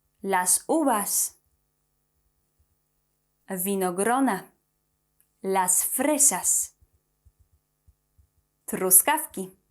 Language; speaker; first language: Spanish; non-native, fluent; Polish